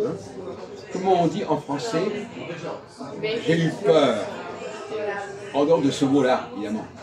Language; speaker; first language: French; native; French